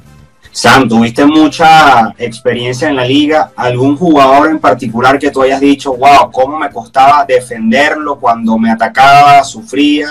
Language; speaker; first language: Spanish; native; Spanish